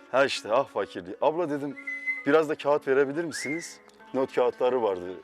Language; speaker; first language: Turkish; native; Turkish